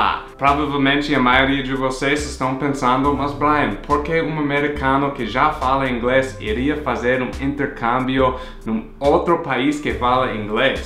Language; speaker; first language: Portuguese; non-native, fluent; English